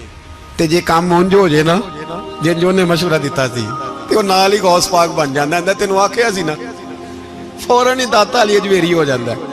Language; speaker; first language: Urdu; non-native, local second language; Punjabi